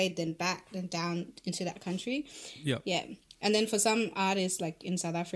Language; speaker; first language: English; non-native, local second language; Shona